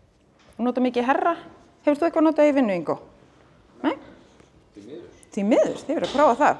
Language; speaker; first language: Icelandic; native; Icelandic